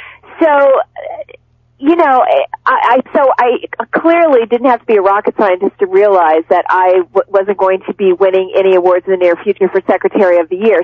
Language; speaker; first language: English; native; English